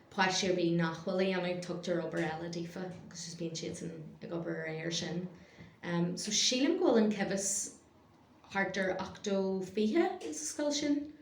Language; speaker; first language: Irish; non-native, local second language; English